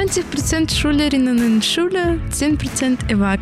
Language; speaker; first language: German; early bilingual, other home language; Ukrainian